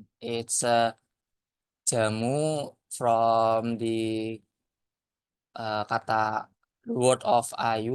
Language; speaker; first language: English; non-native, learner; Indonesian